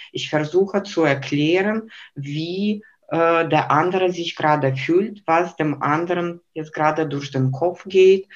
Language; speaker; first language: German; non-native, fluent; Lithuanian